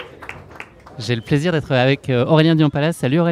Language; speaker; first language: French; native; French